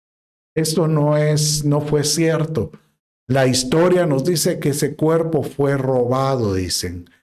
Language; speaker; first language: Spanish; native; Spanish